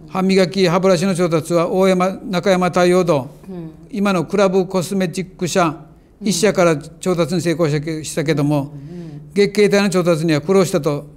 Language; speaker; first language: Japanese; native; Japanese